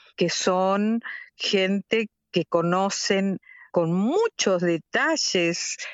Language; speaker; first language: Spanish; native; Spanish